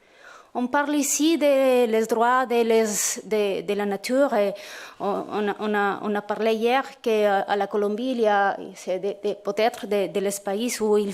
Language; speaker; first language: French; non-native, fluent; Spanish